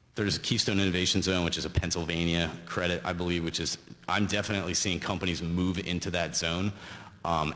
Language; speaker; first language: English; native; English